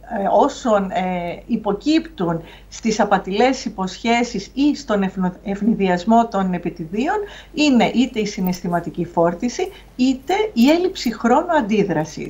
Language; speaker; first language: Greek; native; Greek